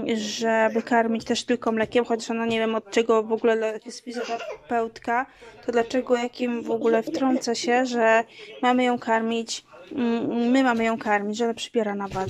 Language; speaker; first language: Polish; native; Polish